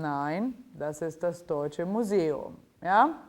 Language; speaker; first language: German; non-native, fluent; English